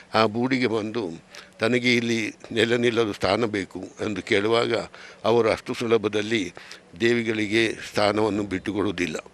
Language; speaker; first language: Kannada; native; Kannada